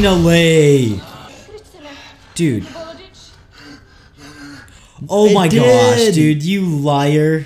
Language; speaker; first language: English; native; English